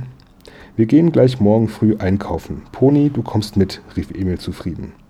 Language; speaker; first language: German; native; German